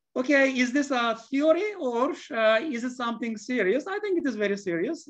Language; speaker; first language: English; non-native, fluent; Turkish